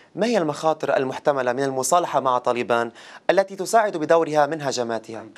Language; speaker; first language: Arabic; native; Arabic